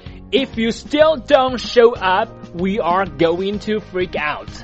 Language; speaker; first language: English; non-native, fluent; Chinese